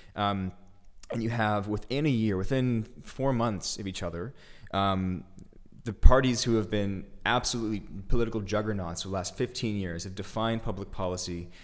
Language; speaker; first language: English; native; English